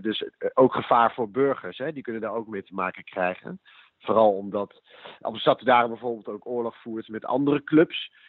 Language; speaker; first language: Dutch; native; Dutch